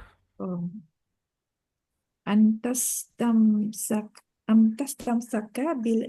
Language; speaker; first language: Arabic; non-native, learner; Indonesian